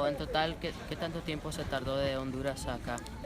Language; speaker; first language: Spanish; early bilingual, other home language; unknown